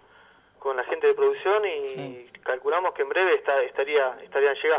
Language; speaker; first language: Spanish; native; Spanish